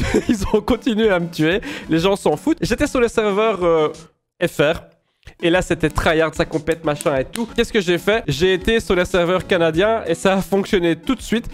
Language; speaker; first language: French; native; French